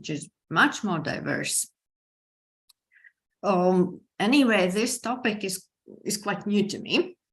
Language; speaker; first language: English; non-native, fluent; Latvian